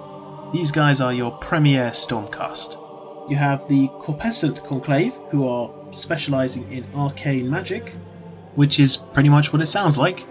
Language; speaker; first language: English; native; English